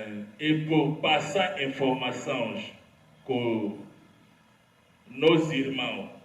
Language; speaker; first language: Portuguese; non-native, learner; Lingala